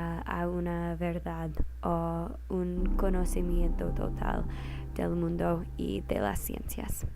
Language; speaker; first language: Spanish; non-native, learner; English